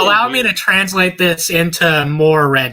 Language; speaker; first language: English; native; English